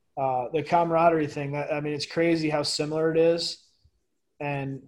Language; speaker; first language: English; native; English